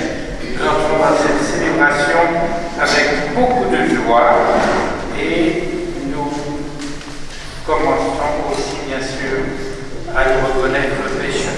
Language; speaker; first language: French; native; French